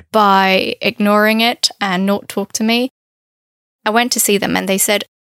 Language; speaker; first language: English; non-native, fluent; Chinese